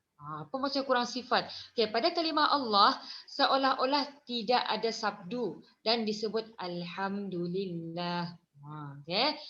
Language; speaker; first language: Malay; native; Malay